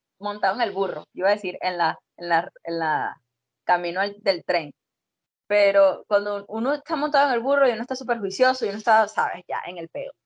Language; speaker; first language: Spanish; native; Spanish